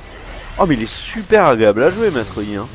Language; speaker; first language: French; native; French